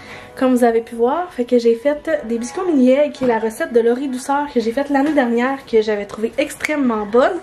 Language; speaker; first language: French; native; French